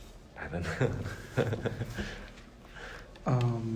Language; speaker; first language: English; non-native, learner; Japanese